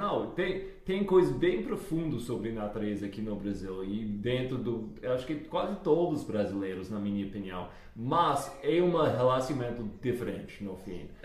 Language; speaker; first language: Portuguese; non-native, fluent; English